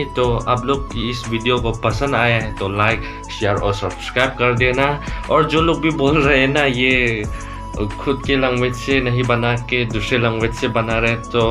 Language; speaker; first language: Hindi; non-native, learner; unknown